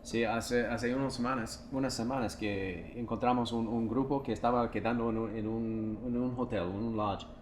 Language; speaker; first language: Spanish; non-native, fluent; English